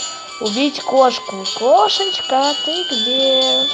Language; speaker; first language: Russian; native; Russian